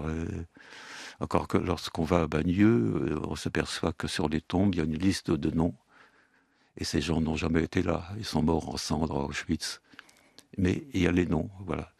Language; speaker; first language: French; early bilingual, other home language; Yiddish